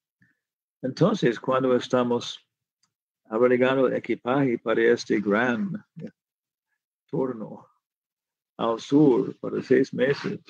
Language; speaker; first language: Spanish; non-native, fluent; English